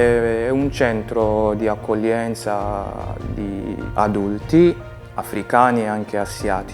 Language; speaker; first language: Italian; non-native, fluent; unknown